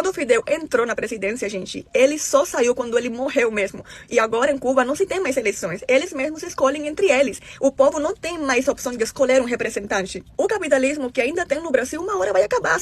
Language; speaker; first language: Portuguese; non-native, fluent; Spanish